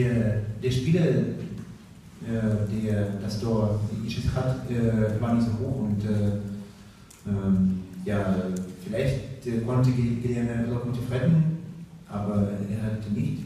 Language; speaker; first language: German; non-native, learner; Russian